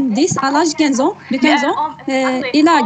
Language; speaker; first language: French; non-native, learner; Arabic